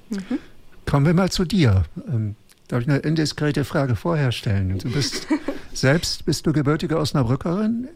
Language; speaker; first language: German; native; German